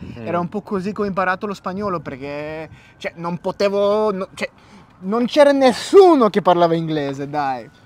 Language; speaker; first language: Italian; non-native, fluent; English